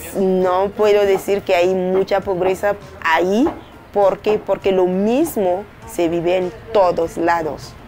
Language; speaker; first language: Spanish; non-native, fluent; French